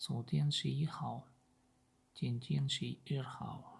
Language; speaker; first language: Chinese; non-native, learner; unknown